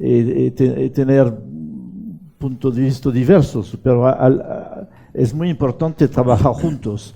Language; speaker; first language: Spanish; non-native, fluent; French